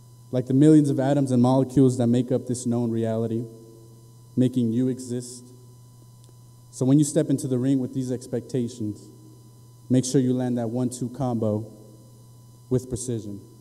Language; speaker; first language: English; early bilingual, other home language; Spanish